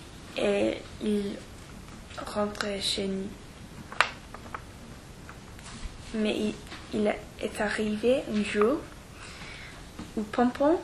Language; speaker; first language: French; non-native, learner; English